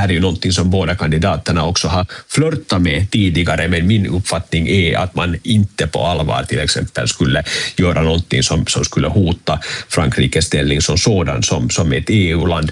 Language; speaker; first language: Swedish; native; Swedish